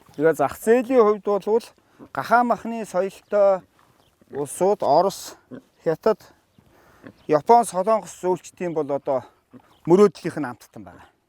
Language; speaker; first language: Mongolian; native; Mongolian